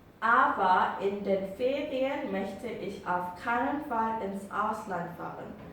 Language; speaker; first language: German; non-native, fluent; Korean